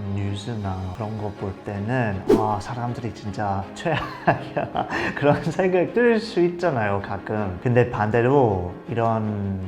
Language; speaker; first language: Korean; non-native, fluent; English